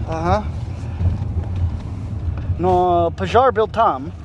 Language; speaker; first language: Russian; non-native, learner; English